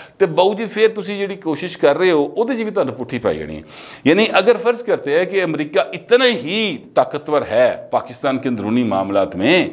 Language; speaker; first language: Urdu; non-native, local second language; Punjabi